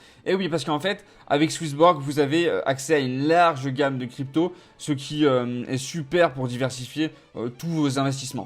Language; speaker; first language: French; native; French